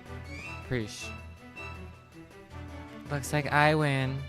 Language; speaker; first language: English; native; English